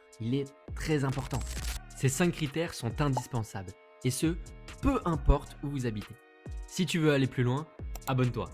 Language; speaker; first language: French; native; French